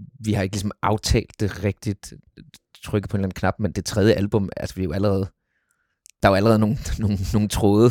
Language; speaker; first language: Danish; native; Danish